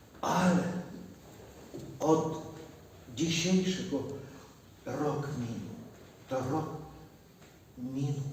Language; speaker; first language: Polish; non-native, learner; Ukrainian